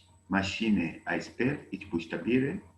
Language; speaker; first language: German; non-native, learner; Bemba